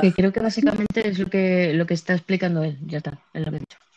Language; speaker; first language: Spanish; native; Spanish